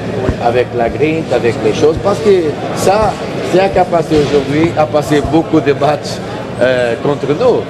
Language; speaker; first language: French; non-native, learner; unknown